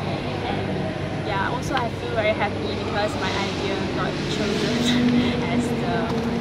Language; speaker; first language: English; non-native, local second language; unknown